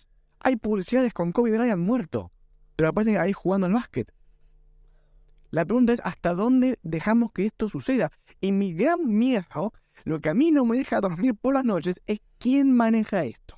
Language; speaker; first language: Spanish; native; Spanish